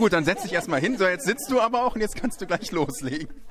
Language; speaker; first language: German; native; German